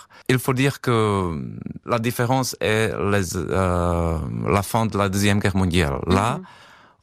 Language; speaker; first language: French; non-native, fluent; Czech